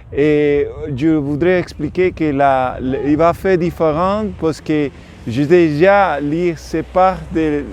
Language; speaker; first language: French; non-native, learner; Spanish